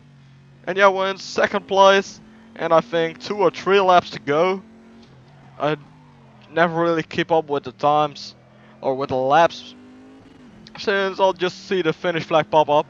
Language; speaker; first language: English; non-native, fluent; Dutch